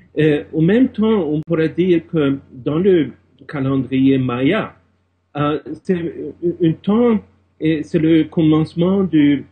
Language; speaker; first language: French; non-native, fluent; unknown